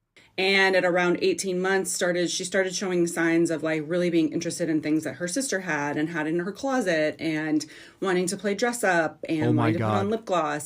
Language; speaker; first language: English; native; English